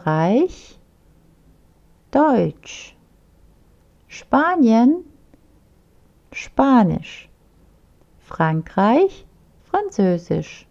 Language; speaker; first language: German; non-native, fluent; Turkish